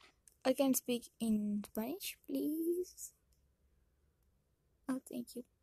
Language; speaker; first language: English; non-native, learner; Spanish